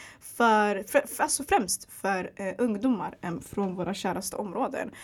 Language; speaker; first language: Swedish; early bilingual, other home language; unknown